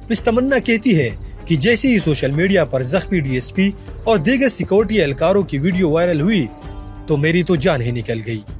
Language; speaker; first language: Urdu; non-native, local second language; Pashto